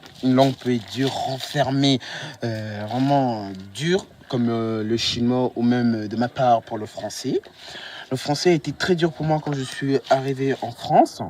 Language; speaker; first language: French; early bilingual, other home language; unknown